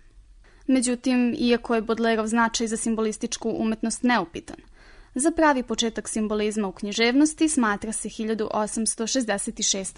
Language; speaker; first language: Serbian; native; Serbian